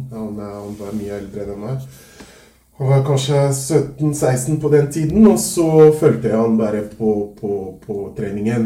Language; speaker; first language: Norwegian; non-native, fluent; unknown